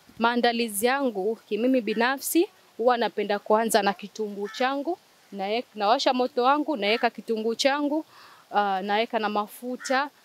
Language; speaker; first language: Swahili; native; Swahili